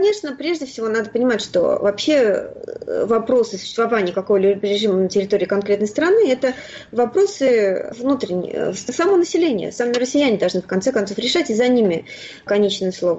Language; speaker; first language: Russian; native; Russian